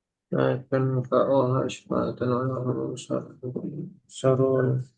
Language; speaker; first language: Arabic; non-native, learner; Indonesian